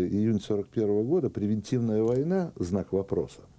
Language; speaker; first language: Russian; native; Russian